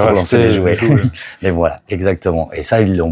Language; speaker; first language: French; native; French